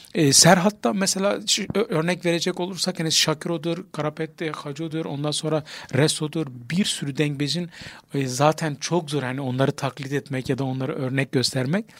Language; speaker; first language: Turkish; non-native, local second language; Kurdish